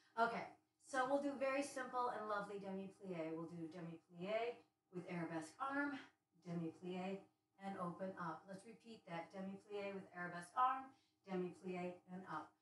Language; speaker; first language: English; native; English